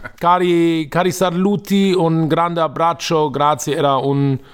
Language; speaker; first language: Italian; non-native, learner; German